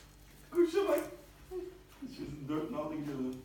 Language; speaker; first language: Turkish; native; Turkish